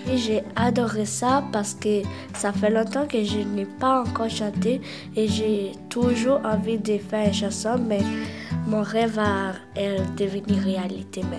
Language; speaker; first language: French; early bilingual, other home language; Haitian Creole